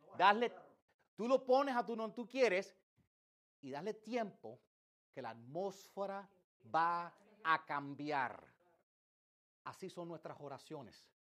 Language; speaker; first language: Spanish; early bilingual, heritage; English